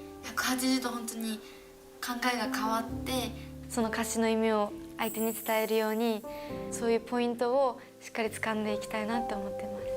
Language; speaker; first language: Japanese; native; Japanese